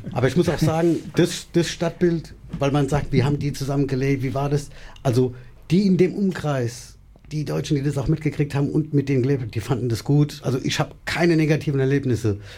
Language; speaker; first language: German; native; German